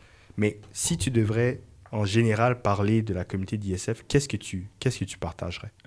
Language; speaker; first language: French; native; French